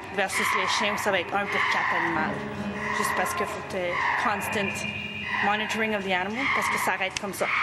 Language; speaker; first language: French; native; French